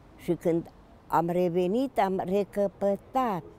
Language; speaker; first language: Romanian; native; Romanian